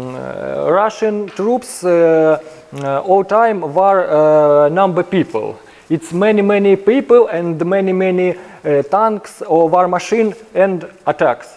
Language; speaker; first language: English; non-native, learner; Ukrainian